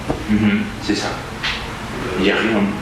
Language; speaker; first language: French; non-native, fluent; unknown